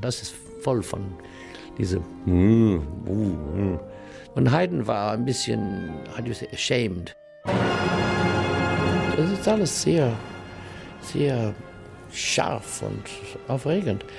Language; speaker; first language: German; non-native, learner; English